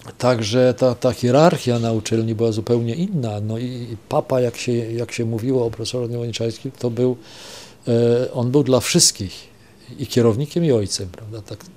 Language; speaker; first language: Polish; non-native, local second language; German